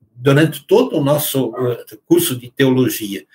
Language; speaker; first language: Portuguese; native; Portuguese